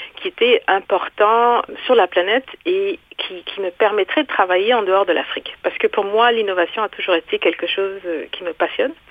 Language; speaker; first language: French; non-native, local second language; Kinyarwanda